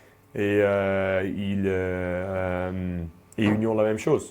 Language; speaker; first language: French; non-native, local second language; Dutch